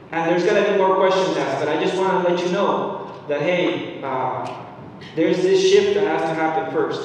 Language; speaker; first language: English; non-native, fluent; Spanish